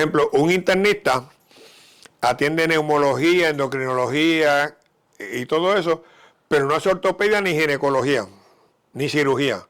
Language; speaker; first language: Spanish; native; Spanish